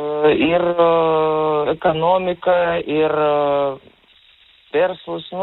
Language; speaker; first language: Lithuanian; non-native, learner; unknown